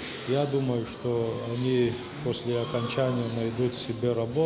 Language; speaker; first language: Russian; non-native, local second language; Abkhazian